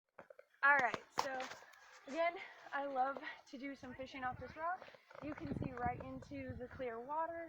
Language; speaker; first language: English; native; English